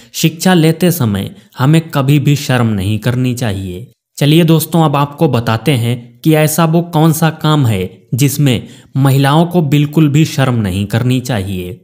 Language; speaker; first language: Hindi; native; Hindi